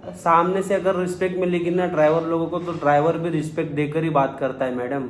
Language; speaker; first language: Hindi; non-native, local second language; Marathi